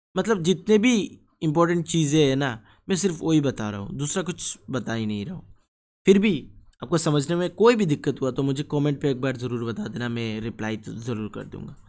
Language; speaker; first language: Hindi; non-native, local second language; Bangla